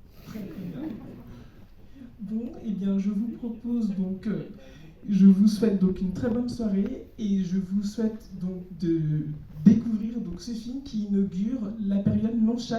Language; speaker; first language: French; native; French